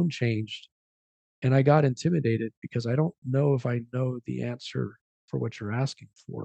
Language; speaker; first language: English; native; English